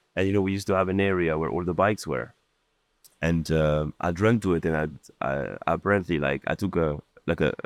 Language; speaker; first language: English; non-native, fluent; Arabic